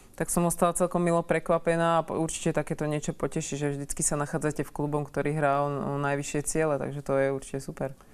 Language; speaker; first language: Slovak; native; Slovak